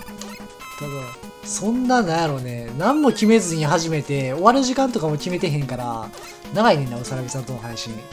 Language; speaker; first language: Japanese; native; Japanese